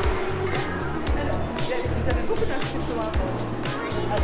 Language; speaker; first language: French; non-native, fluent; Japanese